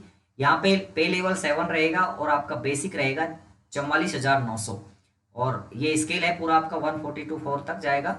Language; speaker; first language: Hindi; native; Hindi